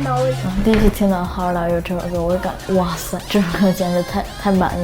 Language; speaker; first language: Chinese; native; Chinese